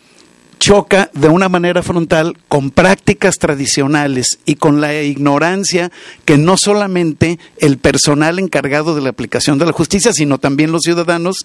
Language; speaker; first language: Spanish; native; Spanish